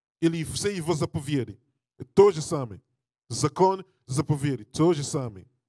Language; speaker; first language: Russian; non-native, learner; English